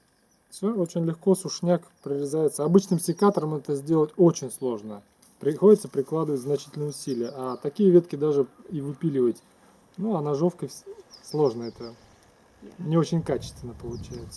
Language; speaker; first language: Russian; native; Russian